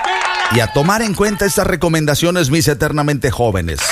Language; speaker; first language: Spanish; native; Spanish